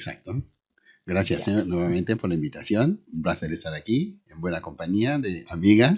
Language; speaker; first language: Spanish; non-native, fluent; Haitian Creole